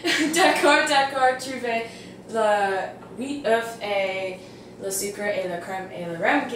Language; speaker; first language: French; non-native, learner; English